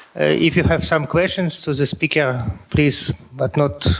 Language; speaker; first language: English; non-native, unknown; Russian